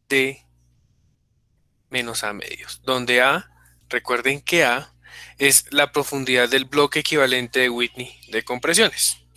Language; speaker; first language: Spanish; native; Spanish